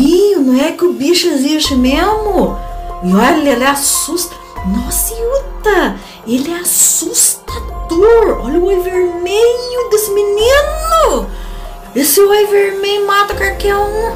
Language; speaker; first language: Portuguese; native; Portuguese